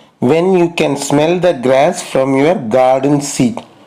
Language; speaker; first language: English; non-native, local second language; Tamil